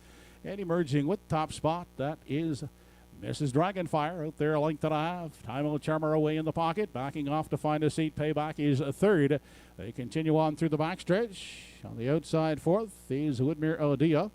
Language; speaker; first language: English; native; English